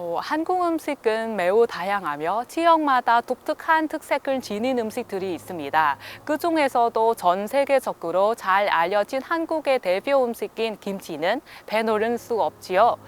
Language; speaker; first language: Korean; non-native, fluent; Vietnamese